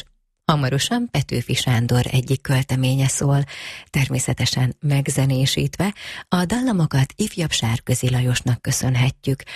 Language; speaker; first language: Hungarian; native; Hungarian